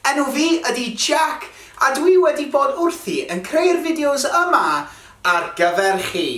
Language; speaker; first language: Welsh; non-native, local second language; English